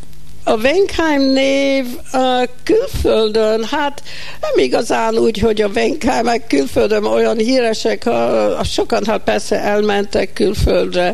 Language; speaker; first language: Hungarian; early bilingual, heritage; Hungarian